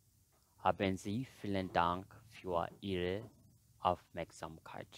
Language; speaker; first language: German; non-native, fluent; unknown